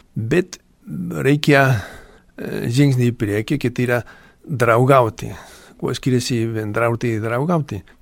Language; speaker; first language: Lithuanian; non-native, fluent; Spanish